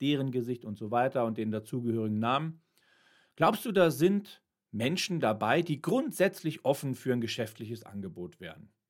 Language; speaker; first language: German; native; German